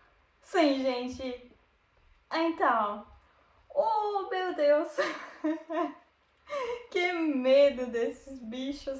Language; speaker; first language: Portuguese; non-native, learner; German